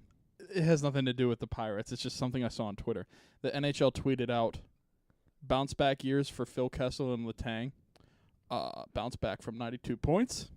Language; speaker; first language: English; native; English